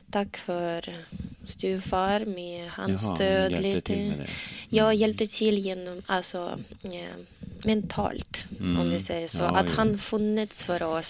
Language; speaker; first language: Swedish; non-native, learner; Russian